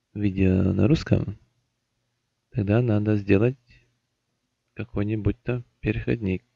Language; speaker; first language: Russian; non-native, local second language; Latvian